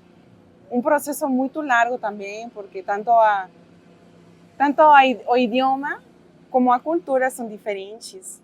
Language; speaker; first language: Portuguese; non-native, fluent; Spanish